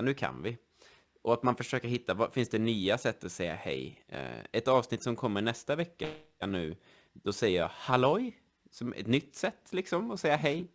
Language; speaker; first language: Swedish; native; Swedish